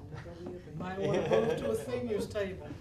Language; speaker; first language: English; native; English